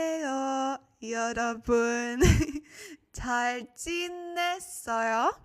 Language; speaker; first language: Korean; non-native, learner; French